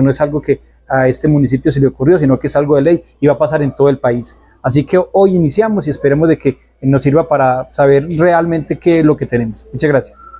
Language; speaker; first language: Spanish; native; Spanish